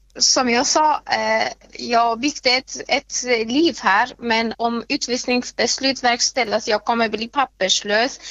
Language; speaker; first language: Swedish; non-native, fluent; Persian